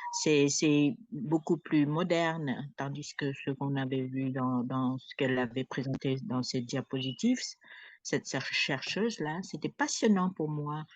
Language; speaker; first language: French; non-native, fluent; Khmer